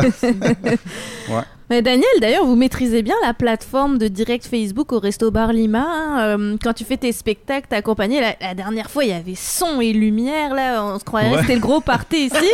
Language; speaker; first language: French; native; French